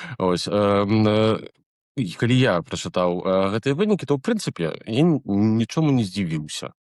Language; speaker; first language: Belarusian; native; Belarusian